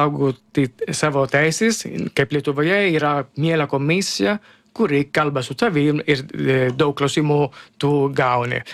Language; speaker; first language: Lithuanian; non-native, learner; Italian